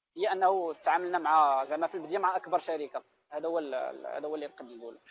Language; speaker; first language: Arabic; native; Arabic